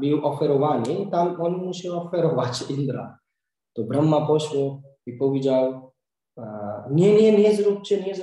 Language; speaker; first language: Polish; non-native, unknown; Hindi